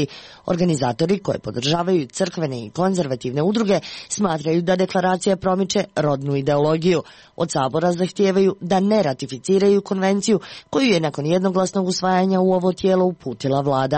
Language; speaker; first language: Croatian; native; Croatian